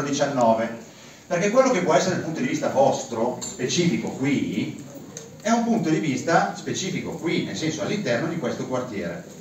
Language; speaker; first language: Italian; native; Italian